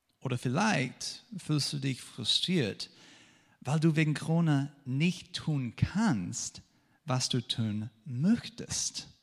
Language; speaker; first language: German; non-native, fluent; English